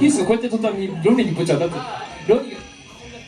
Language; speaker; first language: Japanese; native; Japanese